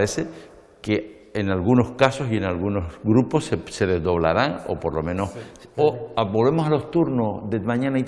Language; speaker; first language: Spanish; native; Spanish